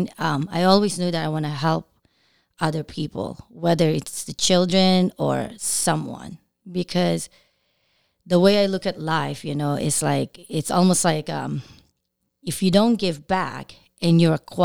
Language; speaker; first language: English; non-native, local second language; Filipino